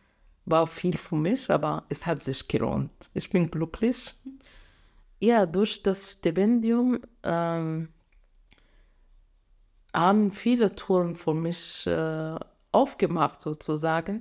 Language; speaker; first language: German; non-native, fluent; Arabic